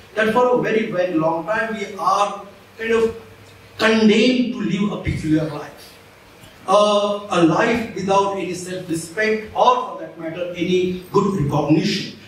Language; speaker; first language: English; non-native, local second language; Marathi